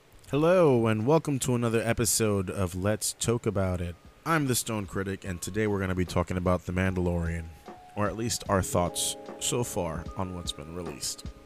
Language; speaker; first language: English; early bilingual, other home language; Spanish